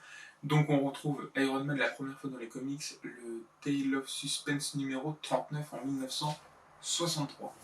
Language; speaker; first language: French; native; French